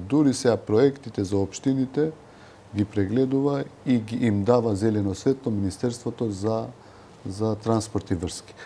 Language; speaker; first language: Macedonian; non-native, local second language; Albanian